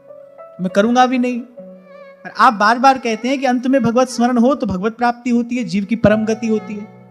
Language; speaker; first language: Hindi; native; Hindi